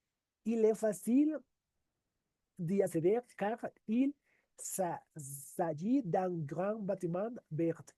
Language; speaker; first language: French; non-native, learner; Spanish